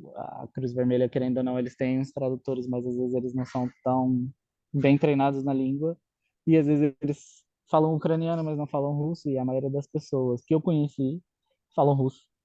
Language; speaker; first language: Portuguese; native; Portuguese